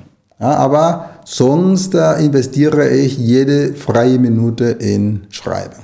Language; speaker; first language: German; non-native, fluent; Spanish